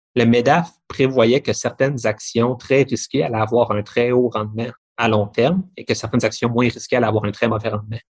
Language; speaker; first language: French; native; French